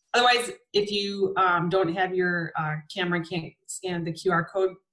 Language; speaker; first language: English; native; English